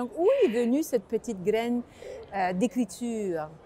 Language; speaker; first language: French; native; French